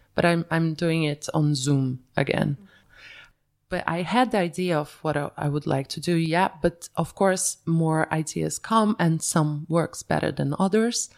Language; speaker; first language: English; early bilingual, other home language; Portuguese